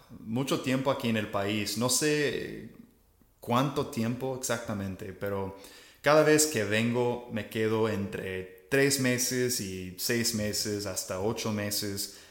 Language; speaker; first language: Spanish; non-native, fluent; English